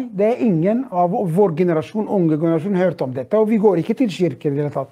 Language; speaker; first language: Norwegian; non-native, fluent; Arabic